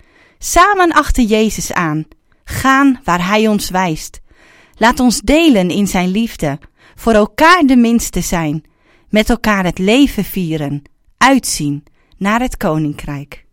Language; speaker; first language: Dutch; native; Dutch